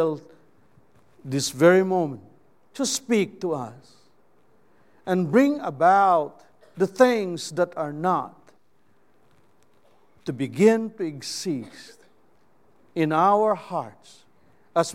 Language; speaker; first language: English; non-native, local second language; Cebuano